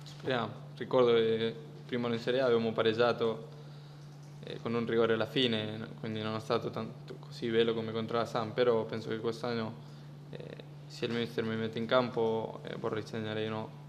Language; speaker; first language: Italian; non-native, fluent; Spanish